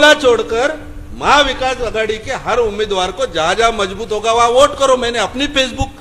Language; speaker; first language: Hindi; non-native, local second language; Marathi